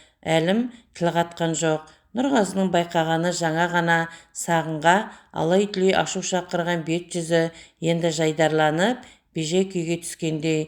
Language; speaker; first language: Kazakh; native; Kazakh